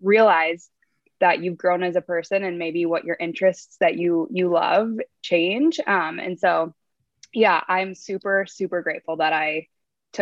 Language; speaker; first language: English; native; English